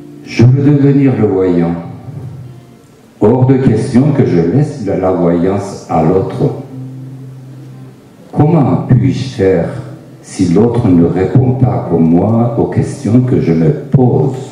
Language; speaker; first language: French; non-native, fluent; Turkish